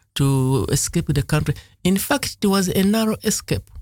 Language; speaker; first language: English; non-native, local second language; Ganda